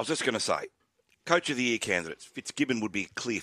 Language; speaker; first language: English; native; English